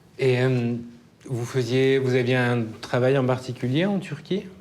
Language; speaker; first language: French; native; French